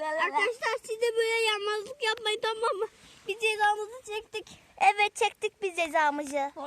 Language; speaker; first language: Turkish; native; Turkish